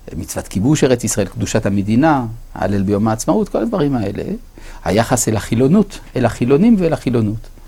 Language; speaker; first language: Hebrew; non-native, fluent; French